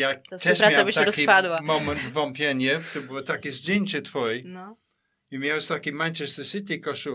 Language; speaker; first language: Polish; non-native, fluent; English